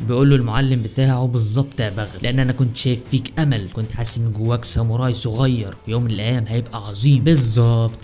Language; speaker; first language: Arabic; native; Arabic